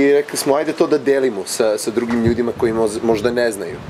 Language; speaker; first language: Croatian; early bilingual, other home language; Serbian